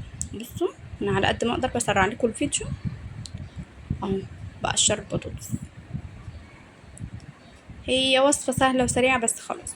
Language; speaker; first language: Arabic; native; Arabic